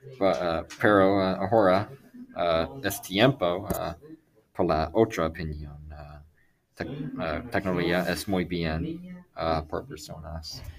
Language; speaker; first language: Spanish; non-native, learner; English